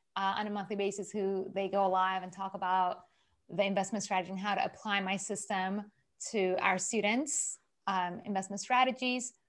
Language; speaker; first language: English; non-native, fluent; Persian